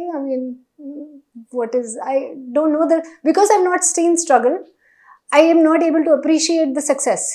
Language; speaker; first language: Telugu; non-native, local second language; Hindi